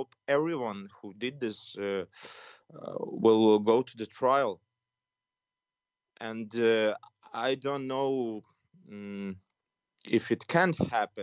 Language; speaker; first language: English; non-native, fluent; Ukrainian